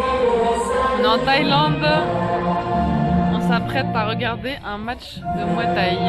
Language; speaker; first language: French; native; French